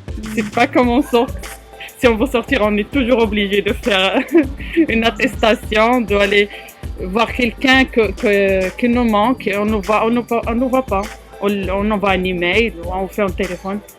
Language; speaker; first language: French; non-native, learner; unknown